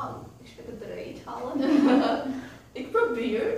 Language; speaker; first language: Dutch; non-native, learner; Portuguese